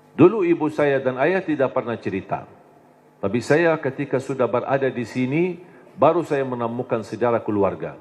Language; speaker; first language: Indonesian; non-native, fluent; Arabic